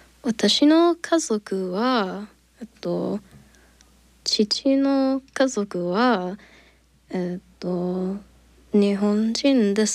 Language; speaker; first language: Japanese; non-native, learner; English